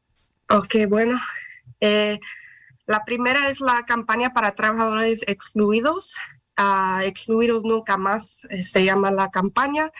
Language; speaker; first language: Spanish; non-native, fluent; English